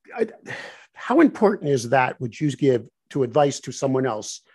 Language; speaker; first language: English; native; English